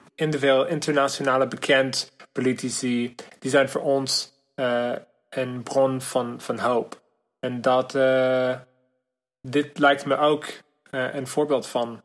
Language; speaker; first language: Dutch; non-native, learner; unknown